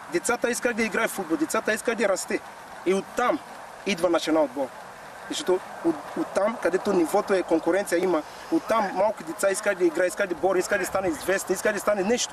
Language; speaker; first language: Bulgarian; non-native, learner; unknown